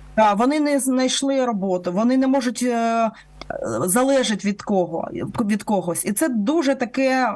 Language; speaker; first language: Ukrainian; non-native, local second language; Russian